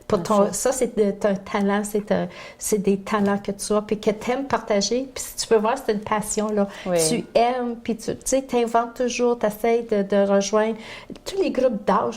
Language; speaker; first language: French; native; French